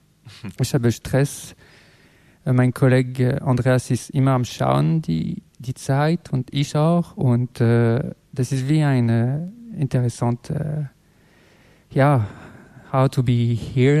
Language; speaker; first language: German; non-native, learner; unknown